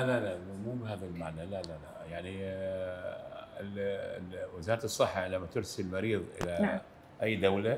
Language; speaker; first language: Arabic; native; Arabic